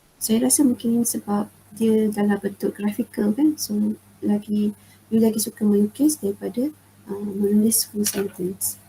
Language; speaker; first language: Malay; native; Malay